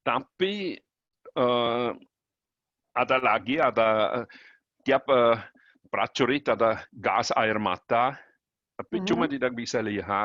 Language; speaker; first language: Indonesian; non-native, learner; German